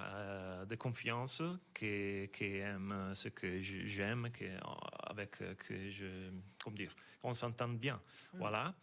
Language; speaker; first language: French; non-native, fluent; Italian